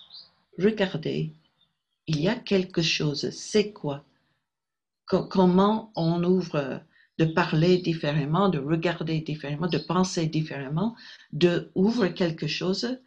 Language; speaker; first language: French; non-native, fluent; English